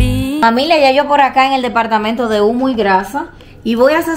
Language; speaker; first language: Spanish; native; Spanish